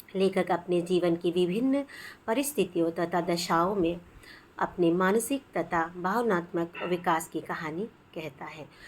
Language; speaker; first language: Hindi; non-native, local second language; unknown